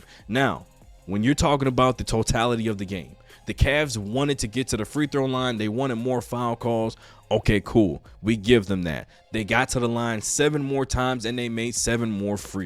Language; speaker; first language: English; native; English